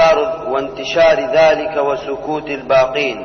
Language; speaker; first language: Arabic; native; Arabic